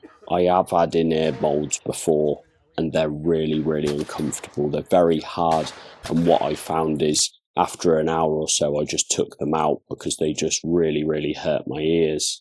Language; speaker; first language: English; native; English